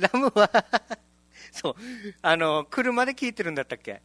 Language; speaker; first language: Japanese; native; Japanese